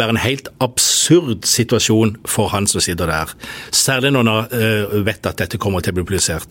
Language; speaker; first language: Norwegian; native; Norwegian